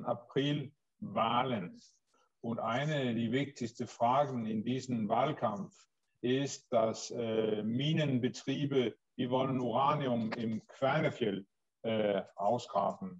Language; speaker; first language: German; non-native, learner; Danish